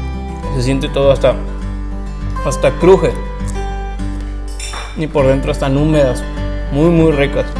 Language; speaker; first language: Spanish; native; Spanish